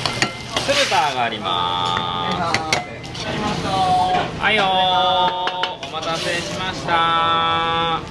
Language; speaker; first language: Japanese; native; Japanese